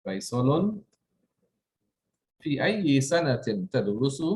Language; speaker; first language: Arabic; non-native, fluent; English